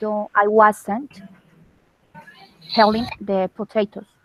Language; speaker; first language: English; non-native, learner; Spanish